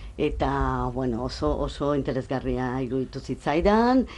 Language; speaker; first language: Basque; non-native, local second language; Spanish